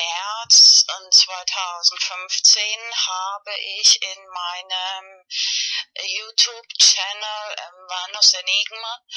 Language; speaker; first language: German; non-native, fluent; Spanish